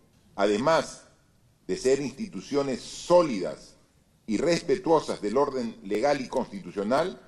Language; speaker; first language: Spanish; native; Spanish